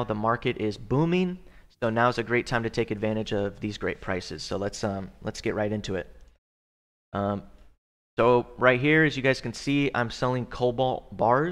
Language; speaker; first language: English; native; English